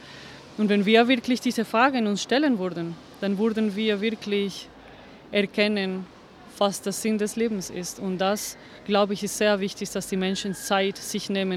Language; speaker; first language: German; non-native, fluent; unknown